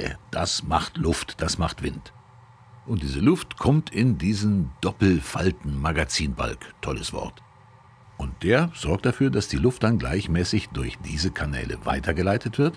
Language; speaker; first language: German; native; German